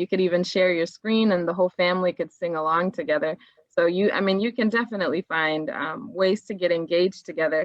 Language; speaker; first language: English; native; English